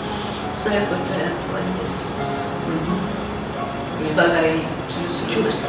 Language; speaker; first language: Indonesian; non-native, learner; Korean